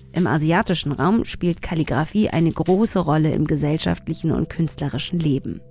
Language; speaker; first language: German; early bilingual, other home language; Tigrinya